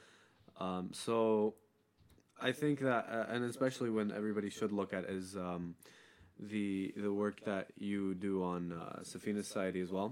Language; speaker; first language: English; native; English